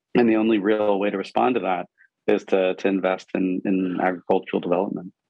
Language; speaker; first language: English; non-native, local second language; Urdu